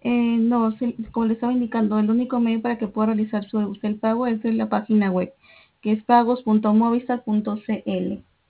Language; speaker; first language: Spanish; native; Spanish